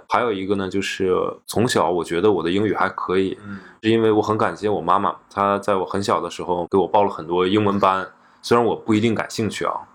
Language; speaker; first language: Chinese; native; Chinese